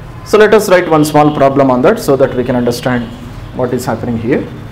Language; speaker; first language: English; non-native, local second language; Telugu